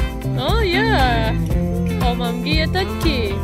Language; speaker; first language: Welsh; non-native, learner; Malay